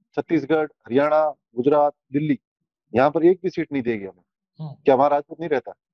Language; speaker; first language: Hindi; native; Hindi